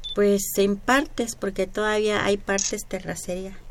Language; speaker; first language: Spanish; non-native, local second language; Mixtepec Mixtec